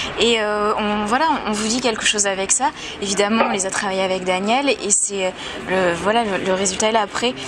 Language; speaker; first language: French; native; French